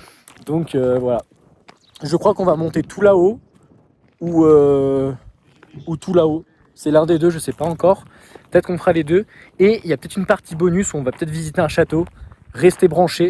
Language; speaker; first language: French; native; French